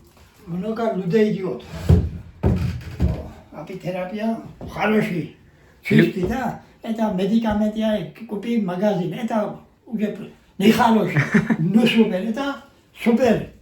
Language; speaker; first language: Russian; non-native, learner; Georgian